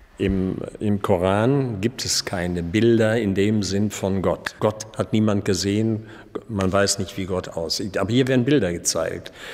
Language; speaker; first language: German; native; German